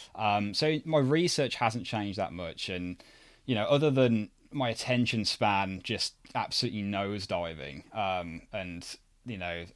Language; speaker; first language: English; native; English